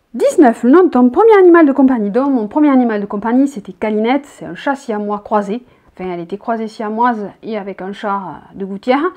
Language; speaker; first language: French; native; French